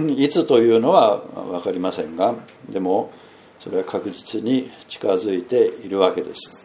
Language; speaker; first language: Japanese; non-native, fluent; English